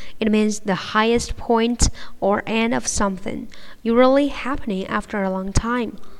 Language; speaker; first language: English; non-native, fluent; Chinese